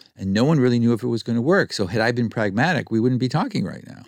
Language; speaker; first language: English; native; English